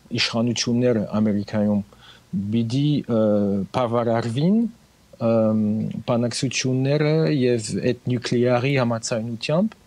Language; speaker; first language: Armenian; early bilingual, heritage; Armenian